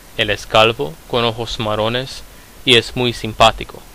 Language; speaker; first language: Spanish; non-native, fluent; Romanian